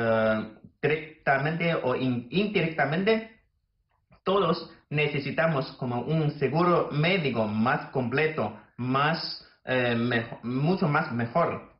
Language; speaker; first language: Spanish; non-native, fluent; Chinese